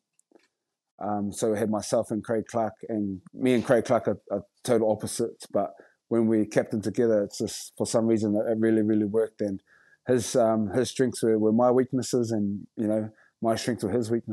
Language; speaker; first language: English; native; English